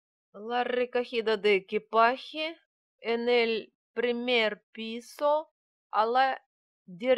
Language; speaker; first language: Spanish; non-native, learner; Russian